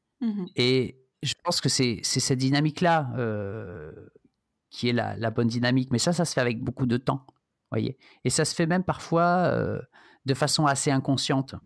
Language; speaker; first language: French; native; French